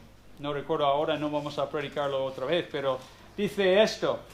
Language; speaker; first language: Spanish; non-native, fluent; English